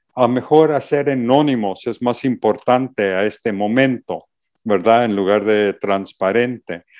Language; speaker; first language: Spanish; early bilingual, heritage; Spanish